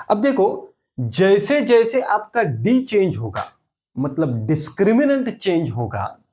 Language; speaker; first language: Hindi; non-native, local second language; Marathi